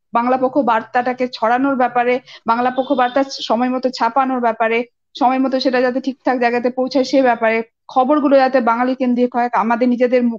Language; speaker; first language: Bangla; native; Bangla